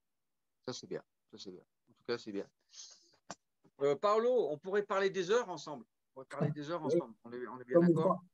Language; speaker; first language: French; native; French